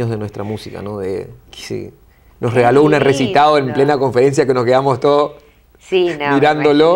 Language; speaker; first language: Spanish; native; Spanish